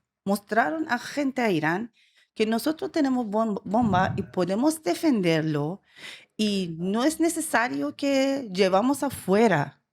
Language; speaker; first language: Spanish; non-native, learner; Persian